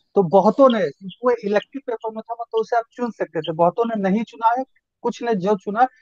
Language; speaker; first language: Hindi; native; Hindi